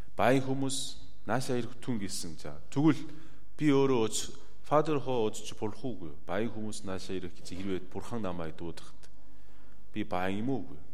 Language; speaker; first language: Mongolian; non-native, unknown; Korean